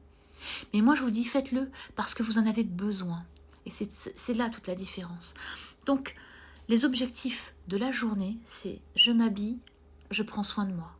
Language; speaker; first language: French; native; French